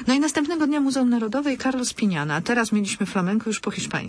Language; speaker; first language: Polish; native; Polish